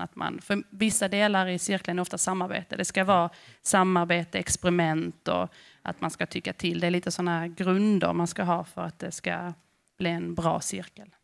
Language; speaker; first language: Swedish; native; Swedish